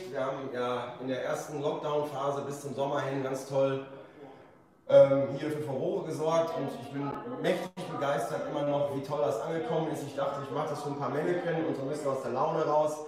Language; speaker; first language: German; native; German